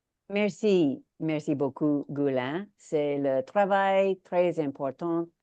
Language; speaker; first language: French; non-native, learner; English